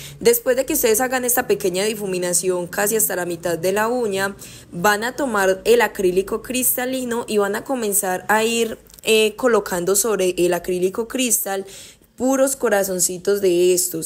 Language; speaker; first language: Spanish; native; Spanish